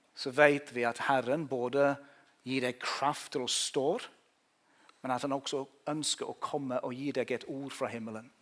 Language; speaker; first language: Norwegian; non-native, fluent; English